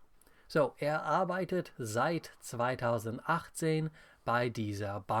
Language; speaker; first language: German; non-native, fluent; English